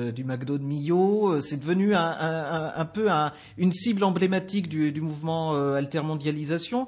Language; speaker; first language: French; native; French